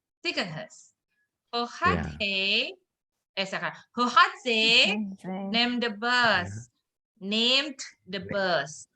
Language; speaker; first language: Dutch; non-native, learner; Indonesian